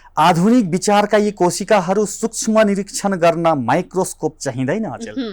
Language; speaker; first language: Nepali; native; Nepali